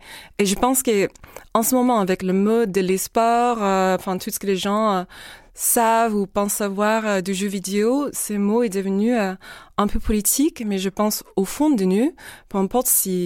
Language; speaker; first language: French; non-native, fluent; English